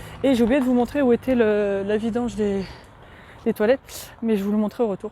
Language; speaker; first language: French; native; French